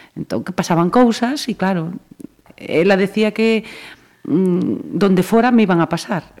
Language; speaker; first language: Galician; native; Galician